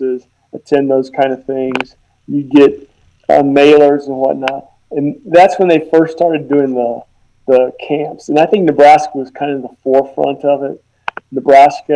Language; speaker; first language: English; native; English